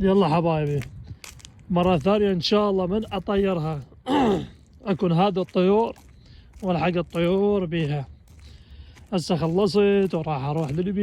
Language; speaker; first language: Arabic; native; Arabic